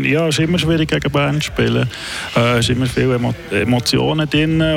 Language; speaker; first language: German; native; German